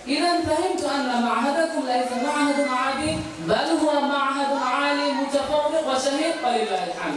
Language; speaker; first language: Arabic; non-native, learner; Bangla